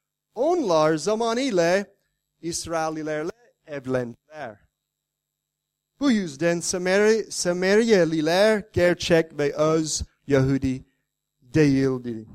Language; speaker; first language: Turkish; non-native, fluent; English